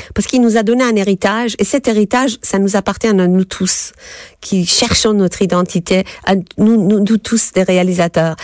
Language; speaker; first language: French; non-native, fluent; Persian